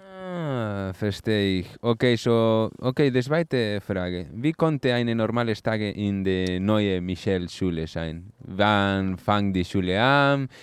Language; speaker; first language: German; non-native, learner; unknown